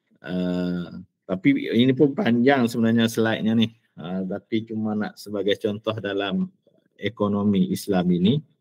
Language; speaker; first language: Malay; native; Malay